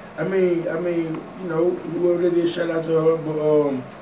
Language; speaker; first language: English; native; English